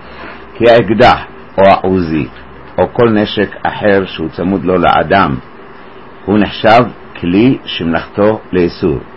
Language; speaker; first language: Hebrew; native; Hebrew